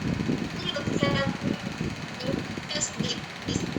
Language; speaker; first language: English; non-native, learner; Indonesian